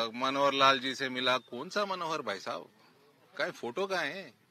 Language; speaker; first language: Hindi; non-native, local second language; Telugu